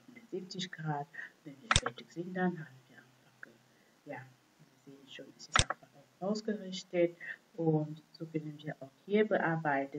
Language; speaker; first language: German; non-native, fluent; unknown